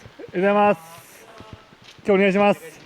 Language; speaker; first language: Japanese; native; Japanese